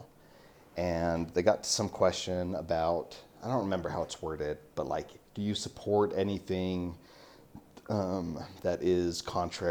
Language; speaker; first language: English; native; English